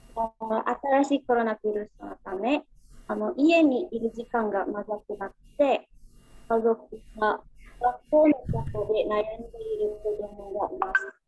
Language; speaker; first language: Japanese; non-native, learner; Indonesian